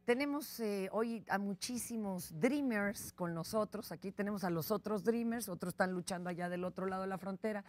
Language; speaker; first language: Spanish; native; Spanish